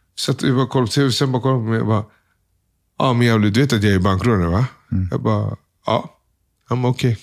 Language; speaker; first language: Swedish; early bilingual, other home language; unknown